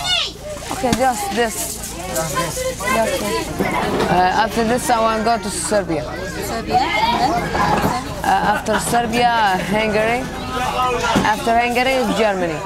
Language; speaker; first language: English; non-native, learner; Arabic